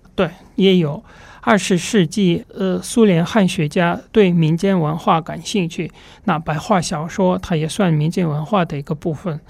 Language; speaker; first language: Chinese; non-native, fluent; Russian